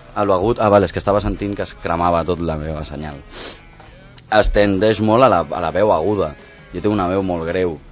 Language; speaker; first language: Catalan; non-native, local second language; Spanish